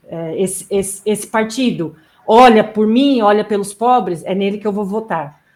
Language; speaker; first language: Portuguese; native; Portuguese